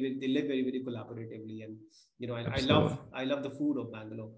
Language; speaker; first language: English; non-native, local second language; Punjabi